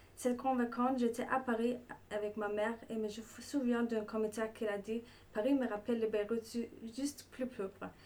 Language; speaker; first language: French; non-native, learner; Danish